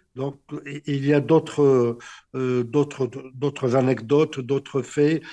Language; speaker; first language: French; non-native, local second language; Arabic